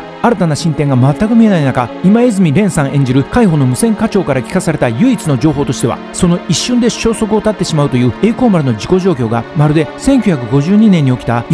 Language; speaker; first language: Japanese; native; Japanese